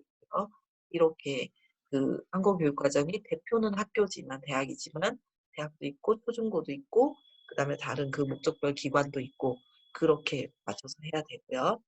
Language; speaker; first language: Korean; native; Korean